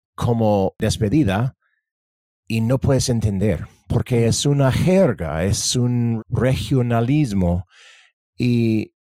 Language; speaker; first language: Spanish; non-native, fluent; English